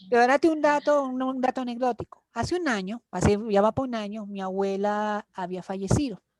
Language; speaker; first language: Spanish; native; Spanish